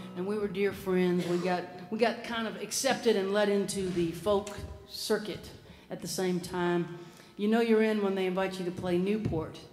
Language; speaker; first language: English; native; English